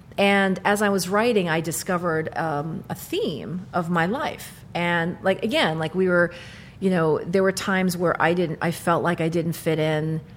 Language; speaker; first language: English; early bilingual, other home language; Arabic